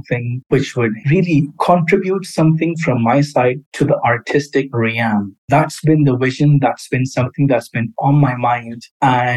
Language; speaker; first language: English; non-native, local second language; Urdu